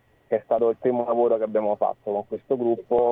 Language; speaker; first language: Italian; native; Italian